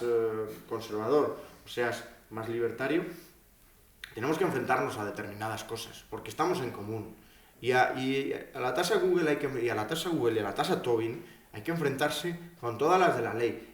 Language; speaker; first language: Spanish; native; Spanish